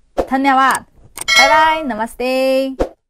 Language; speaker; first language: Hindi; non-native, fluent; Chinese